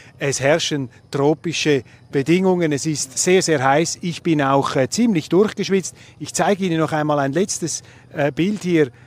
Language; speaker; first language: German; native; German